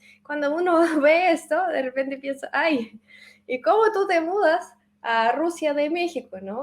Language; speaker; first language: Spanish; non-native, fluent; Russian